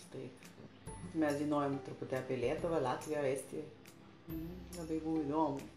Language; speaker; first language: Lithuanian; non-native, fluent; Spanish